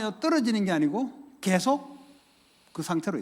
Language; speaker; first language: Korean; native; Korean